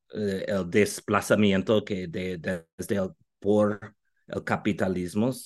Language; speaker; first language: Spanish; non-native, fluent; English